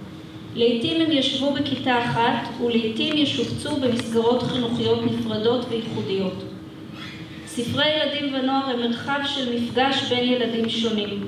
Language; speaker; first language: Hebrew; native; Hebrew